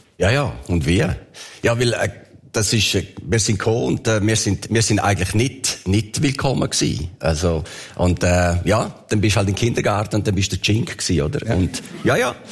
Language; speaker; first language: German; early bilingual, other home language; Italian